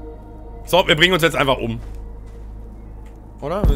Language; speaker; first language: German; native; German